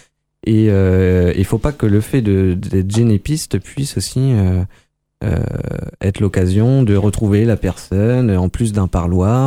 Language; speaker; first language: French; native; French